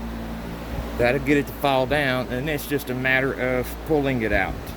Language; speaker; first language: English; native; English